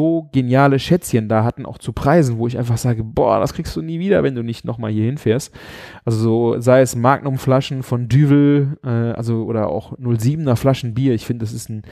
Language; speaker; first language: German; native; German